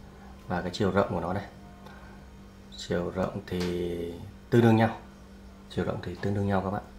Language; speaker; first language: Vietnamese; native; Vietnamese